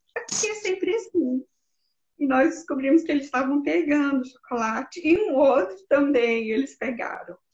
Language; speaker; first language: Portuguese; native; Portuguese